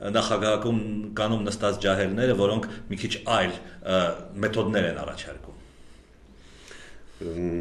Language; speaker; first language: Armenian; native; Armenian